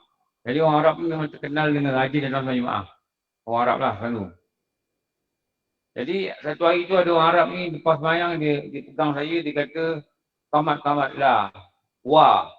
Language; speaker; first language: Malay; native; Malay